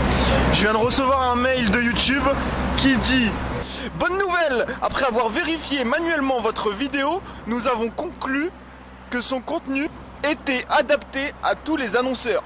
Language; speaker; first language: French; native; French